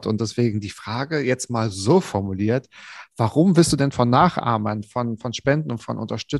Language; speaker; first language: German; native; German